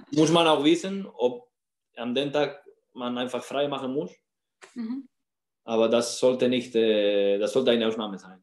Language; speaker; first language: German; non-native, fluent; Spanish